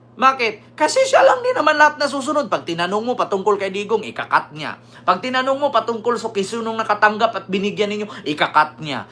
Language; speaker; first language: Filipino; native; Filipino